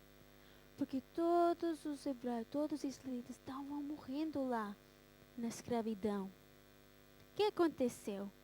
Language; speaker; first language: Portuguese; early bilingual, heritage; Portuguese